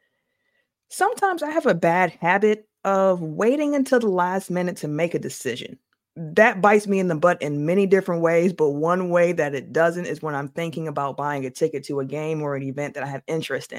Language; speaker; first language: English; native; English